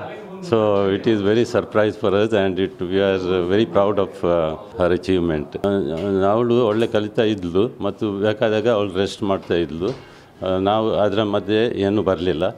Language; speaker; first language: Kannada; non-native, local second language; Konkani